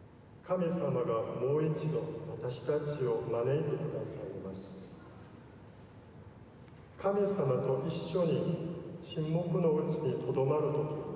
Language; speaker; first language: Japanese; non-native, fluent; Korean